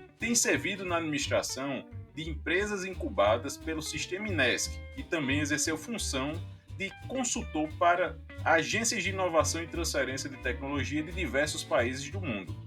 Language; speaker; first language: Portuguese; native; Portuguese